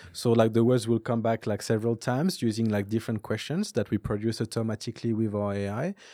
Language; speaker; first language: English; non-native, fluent; French